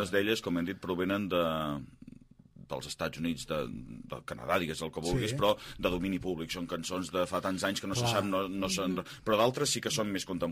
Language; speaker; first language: Catalan; native; Catalan